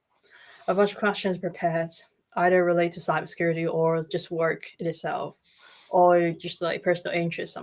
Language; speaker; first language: English; non-native, fluent; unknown